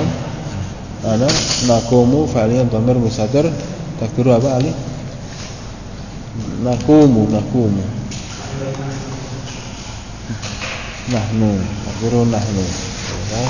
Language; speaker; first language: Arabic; non-native, fluent; Indonesian